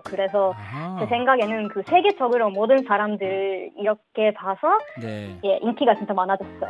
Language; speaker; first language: Korean; non-native, learner; Swedish